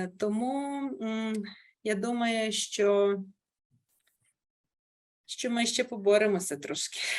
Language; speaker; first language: Ukrainian; native; Ukrainian